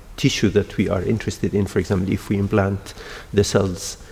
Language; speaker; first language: English; non-native, fluent; Arabic